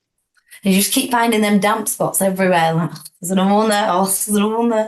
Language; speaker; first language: English; native; English